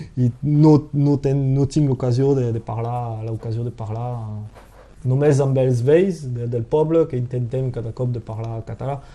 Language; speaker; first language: Catalan; non-native, local second language; French